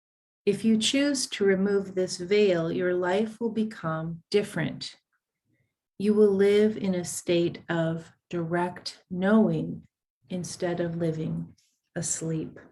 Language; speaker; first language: English; native; English